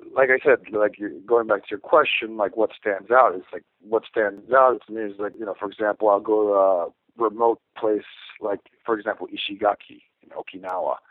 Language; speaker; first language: English; native; English